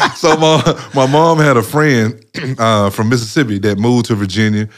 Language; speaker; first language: English; native; English